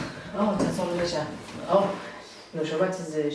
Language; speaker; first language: Persian; native; Persian